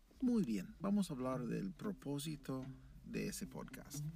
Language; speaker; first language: Spanish; non-native, fluent; English